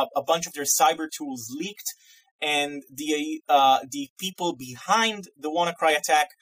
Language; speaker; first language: English; non-native, fluent; Hebrew